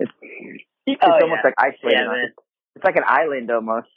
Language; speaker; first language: English; non-native, fluent; Japanese